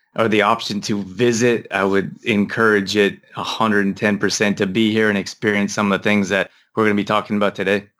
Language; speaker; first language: English; native; English